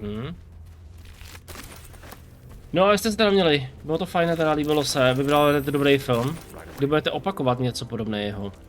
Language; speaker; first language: Czech; native; Czech